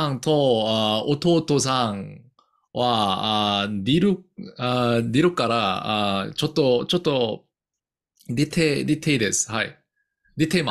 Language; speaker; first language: Japanese; non-native, learner; Korean